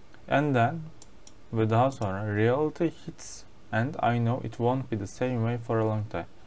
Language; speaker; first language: English; non-native, fluent; Turkish